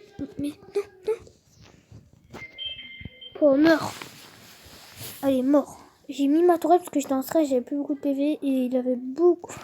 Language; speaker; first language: French; native; French